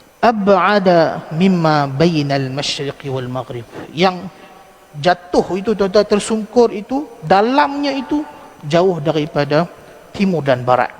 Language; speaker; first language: Malay; native; Malay